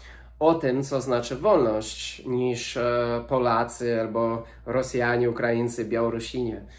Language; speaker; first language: Polish; non-native, fluent; English